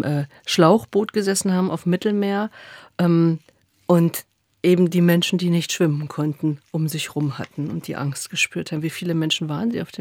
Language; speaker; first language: German; native; German